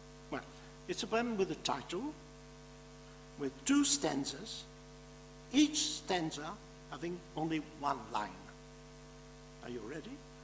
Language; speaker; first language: English; non-native, fluent; French